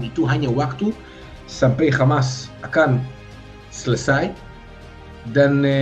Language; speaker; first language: Indonesian; non-native, fluent; Hebrew